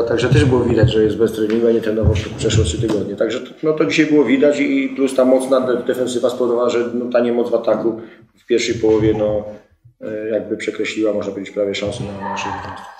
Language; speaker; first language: Polish; native; Polish